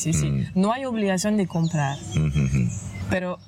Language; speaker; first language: Spanish; non-native, fluent; French